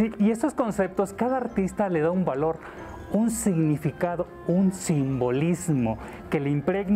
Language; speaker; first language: Spanish; native; Spanish